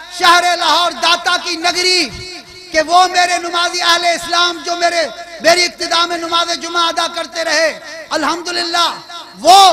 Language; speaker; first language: Urdu; non-native, local second language; Sindhi